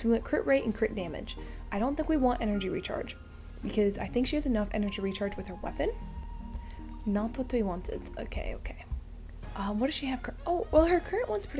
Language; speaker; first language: English; native; English